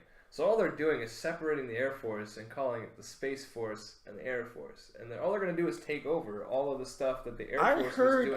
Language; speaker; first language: English; native; English